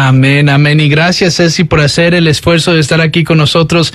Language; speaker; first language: Spanish; early bilingual, heritage; Spanish